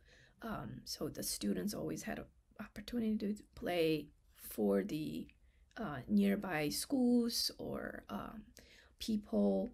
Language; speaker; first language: English; non-native, fluent; Chinese